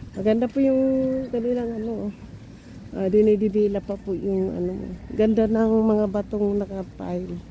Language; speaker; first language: Filipino; non-native, local second language; Cebuano